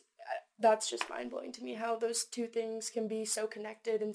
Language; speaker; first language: English; native; English